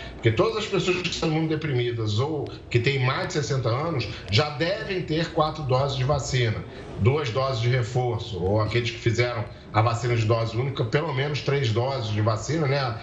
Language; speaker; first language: Portuguese; native; Portuguese